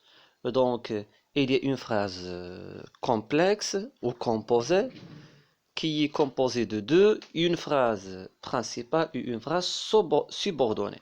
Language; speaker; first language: French; non-native, local second language; Arabic